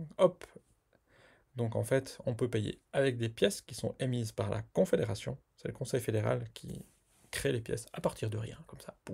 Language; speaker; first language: French; native; French